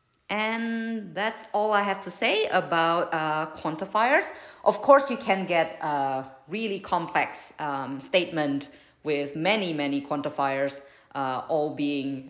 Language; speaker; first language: English; non-native, fluent; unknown